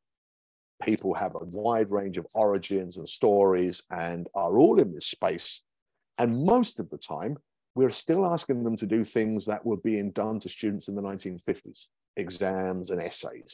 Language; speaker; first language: English; native; English